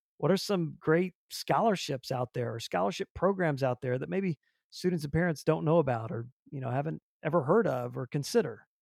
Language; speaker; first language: English; native; English